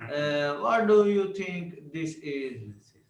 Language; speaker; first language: English; non-native, learner; Urdu